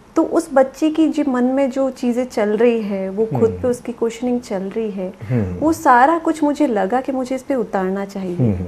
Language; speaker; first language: Hindi; native; Hindi